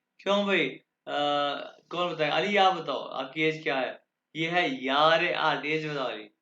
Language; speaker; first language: Urdu; non-native, local second language; Punjabi